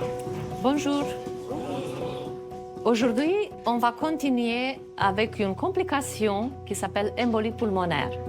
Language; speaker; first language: French; non-native, fluent; Romanian